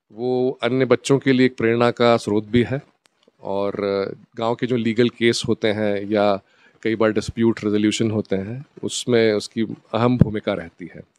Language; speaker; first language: Hindi; native; Hindi